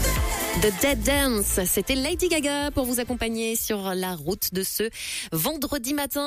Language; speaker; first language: French; native; French